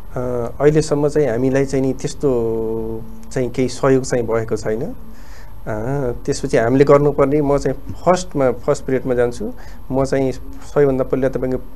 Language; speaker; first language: Nepali; native; Nepali